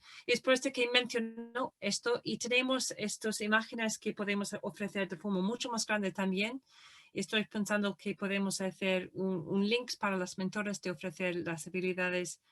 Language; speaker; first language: Spanish; non-native, fluent; English